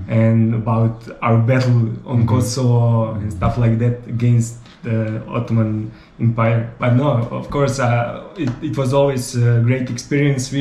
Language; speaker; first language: English; non-native, fluent; Serbian